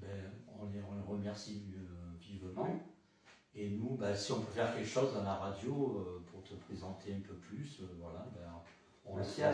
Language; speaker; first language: French; native; French